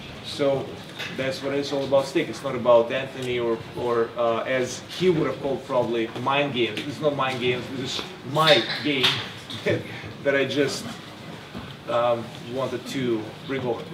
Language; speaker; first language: English; non-native, fluent; Russian